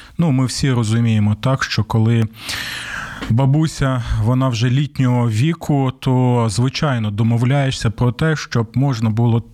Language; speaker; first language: Ukrainian; native; Ukrainian